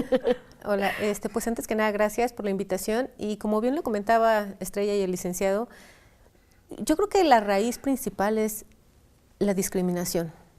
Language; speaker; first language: Spanish; native; Spanish